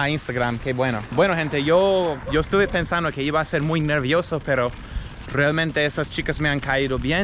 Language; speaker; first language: Spanish; non-native, fluent; English